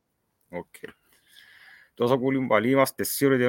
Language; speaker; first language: Greek; native; Greek